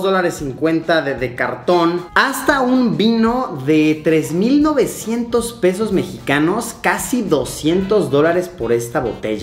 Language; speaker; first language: Spanish; native; Spanish